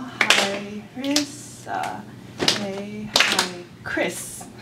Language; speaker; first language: Cantonese; non-native, learner; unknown